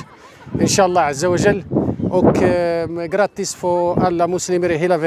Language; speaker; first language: Swedish; non-native, fluent; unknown